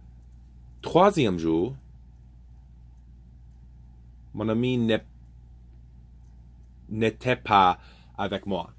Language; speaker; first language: French; non-native, learner; English